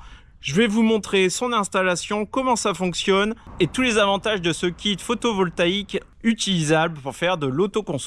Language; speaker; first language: French; native; French